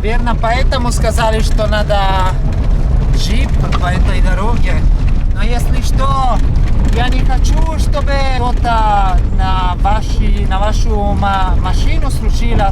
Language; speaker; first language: Russian; non-native, learner; Italian